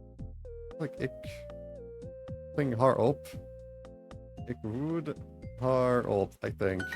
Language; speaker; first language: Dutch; non-native, learner; English